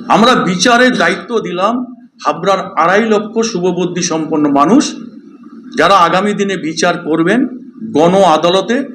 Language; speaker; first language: Bangla; native; Bangla